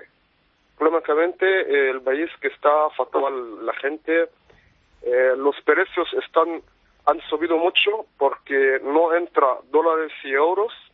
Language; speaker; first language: Spanish; non-native, fluent; Arabic